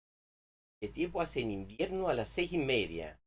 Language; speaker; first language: Spanish; non-native, fluent; English